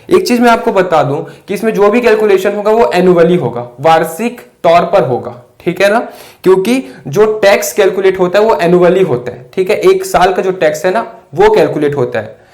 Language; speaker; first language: Hindi; native; Hindi